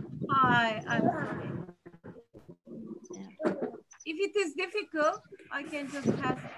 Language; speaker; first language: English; non-native, fluent; Turkish